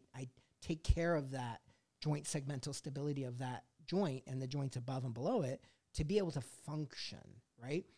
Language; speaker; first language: English; native; English